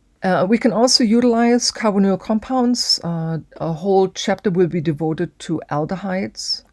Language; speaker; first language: English; native; English